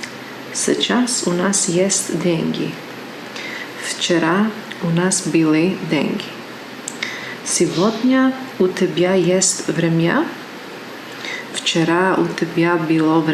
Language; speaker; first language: Russian; non-native, learner; English